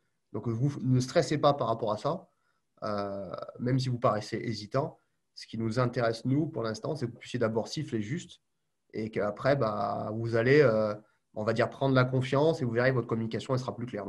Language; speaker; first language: French; native; French